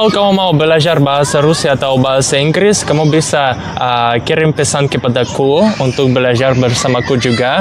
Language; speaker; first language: Indonesian; non-native, learner; Russian